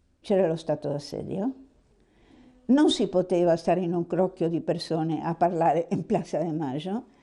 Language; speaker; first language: Italian; early bilingual, heritage; Italian